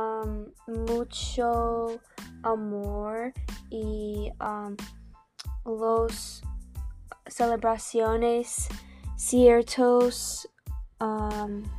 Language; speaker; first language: Spanish; non-native, learner; English